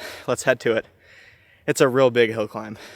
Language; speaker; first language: English; native; English